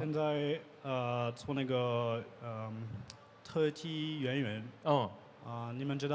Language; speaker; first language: Chinese; non-native, learner; French